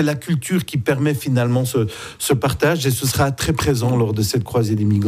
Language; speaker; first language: French; native; French